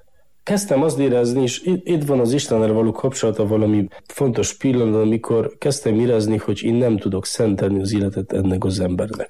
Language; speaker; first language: Hungarian; non-native, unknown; Polish